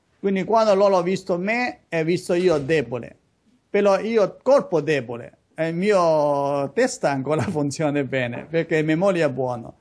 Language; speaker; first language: Italian; non-native, learner; Chinese